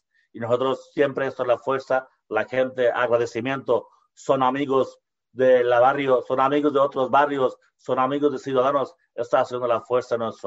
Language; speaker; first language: Spanish; non-native, learner; Bangla